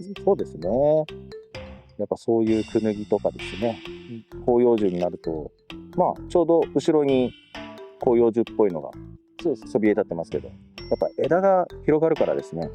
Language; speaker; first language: Japanese; native; Japanese